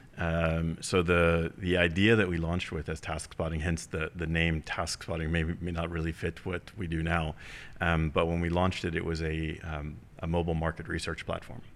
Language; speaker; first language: English; early bilingual, heritage; German